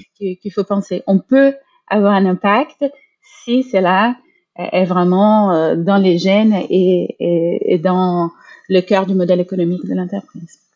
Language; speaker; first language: French; non-native, fluent; Portuguese